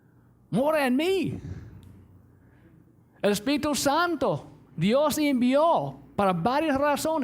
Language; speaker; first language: Spanish; non-native, fluent; English